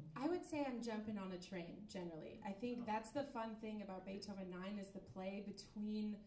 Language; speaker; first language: English; native; English